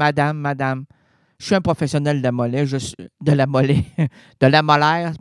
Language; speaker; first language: French; native; French